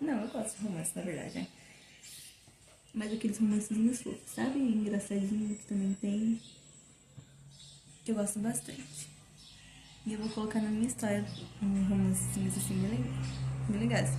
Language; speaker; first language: Portuguese; native; Portuguese